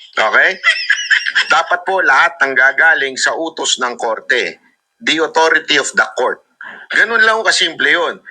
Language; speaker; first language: Filipino; native; Filipino